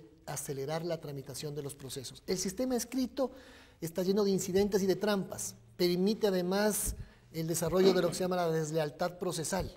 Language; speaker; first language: Spanish; native; Spanish